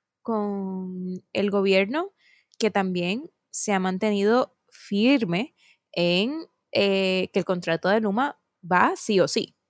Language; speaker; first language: Spanish; native; Spanish